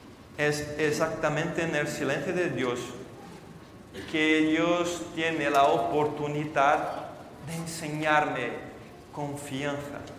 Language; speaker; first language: Spanish; non-native, fluent; Portuguese